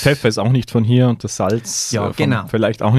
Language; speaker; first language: German; native; German